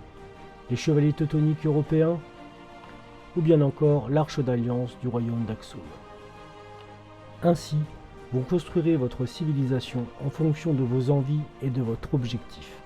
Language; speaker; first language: French; native; French